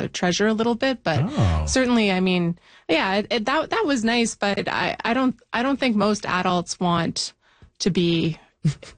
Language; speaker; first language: English; native; English